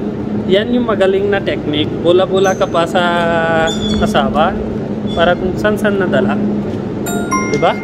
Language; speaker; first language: Filipino; non-native, learner; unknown